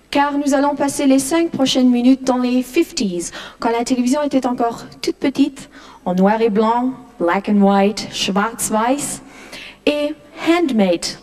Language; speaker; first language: French; non-native, local second language; Luxembourgish